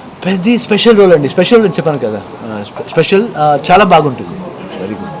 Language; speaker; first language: Telugu; non-native, learner; Kannada